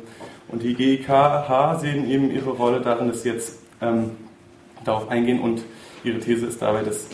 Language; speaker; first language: German; native; German